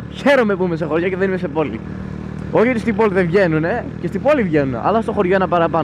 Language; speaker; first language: Greek; native; Greek